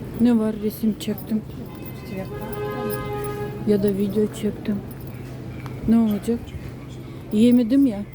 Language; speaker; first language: Turkish; non-native, fluent; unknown